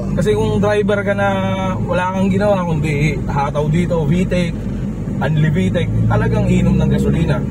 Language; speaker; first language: Filipino; native; Filipino